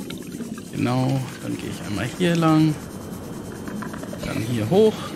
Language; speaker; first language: German; native; German